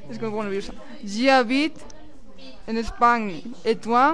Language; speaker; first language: French; non-native, learner; Spanish